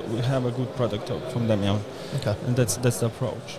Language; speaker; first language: English; non-native, fluent; Bosnian